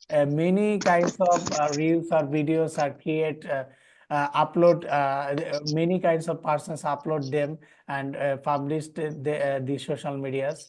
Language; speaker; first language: English; non-native, learner; Bangla